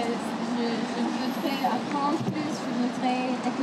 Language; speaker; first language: French; non-native, learner; English